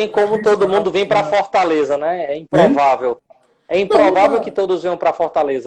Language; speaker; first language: Portuguese; native; Portuguese